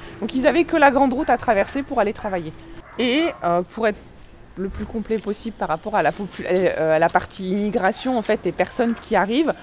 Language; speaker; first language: French; native; French